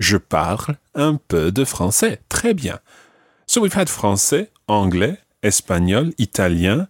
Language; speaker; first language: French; non-native, fluent; English